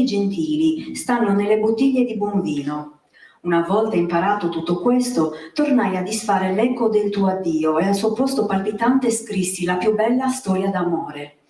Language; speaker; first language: Italian; native; Italian